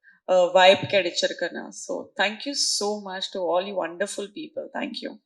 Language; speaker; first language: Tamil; non-native, local second language; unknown